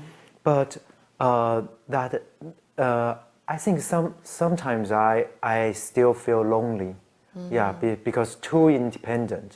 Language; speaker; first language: English; non-native, learner; Chinese